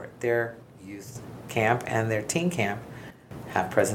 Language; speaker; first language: English; native; English